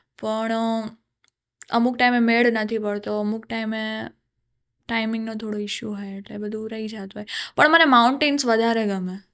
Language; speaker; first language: Gujarati; native; Gujarati